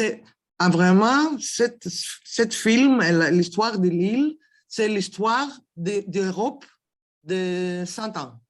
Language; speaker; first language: French; non-native, learner; Greek